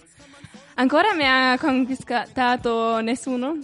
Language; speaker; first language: Italian; non-native, learner; German